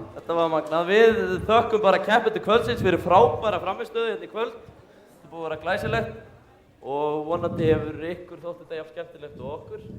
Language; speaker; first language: Icelandic; native; Icelandic